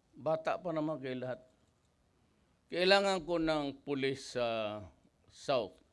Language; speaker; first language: Filipino; non-native, local second language; Cebuano